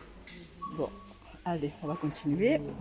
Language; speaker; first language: French; native; French